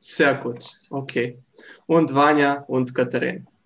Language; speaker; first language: German; non-native, fluent; Serbian